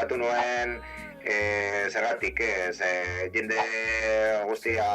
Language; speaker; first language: Basque; non-native, learner; Spanish